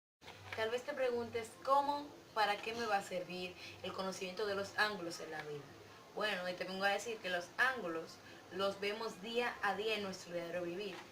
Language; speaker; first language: Spanish; native; Spanish